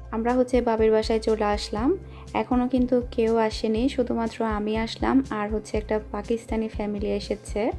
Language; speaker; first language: Bangla; non-native, local second language; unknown